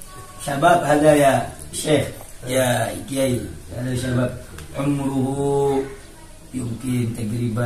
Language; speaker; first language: Arabic; non-native, learner; Indonesian